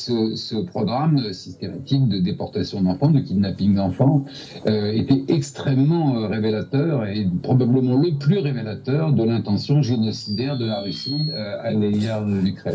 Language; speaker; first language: French; native; French